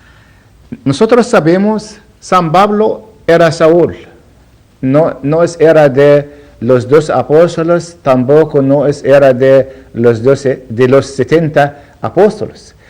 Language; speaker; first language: Spanish; non-native, learner; Arabic